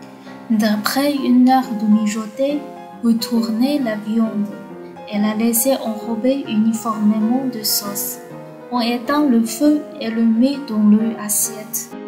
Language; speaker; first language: French; non-native, fluent; Chinese